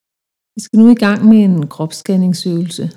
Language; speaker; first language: Danish; native; Danish